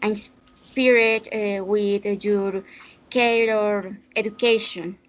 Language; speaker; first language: English; non-native, learner; Spanish